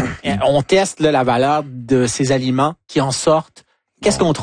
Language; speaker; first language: French; native; French